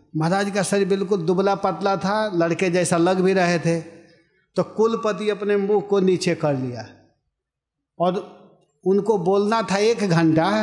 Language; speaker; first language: Hindi; native; Hindi